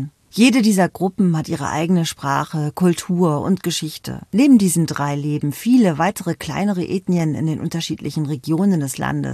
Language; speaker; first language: German; native; German